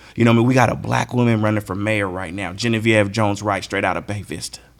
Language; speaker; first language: English; native; English